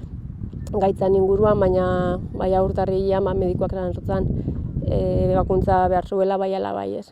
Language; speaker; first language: Basque; native; Basque